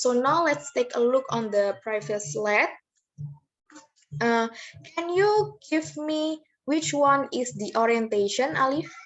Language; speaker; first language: English; non-native, learner; Indonesian